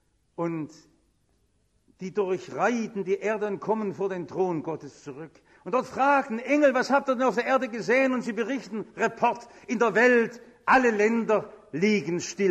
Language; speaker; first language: German; native; German